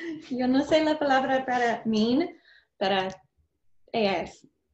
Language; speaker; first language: Spanish; non-native, learner; English